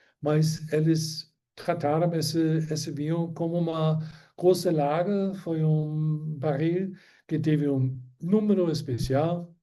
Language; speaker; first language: Portuguese; non-native, fluent; German